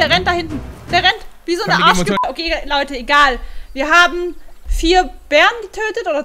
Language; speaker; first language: German; native; German